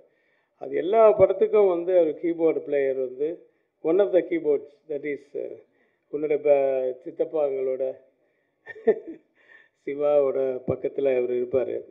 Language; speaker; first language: Tamil; native; Tamil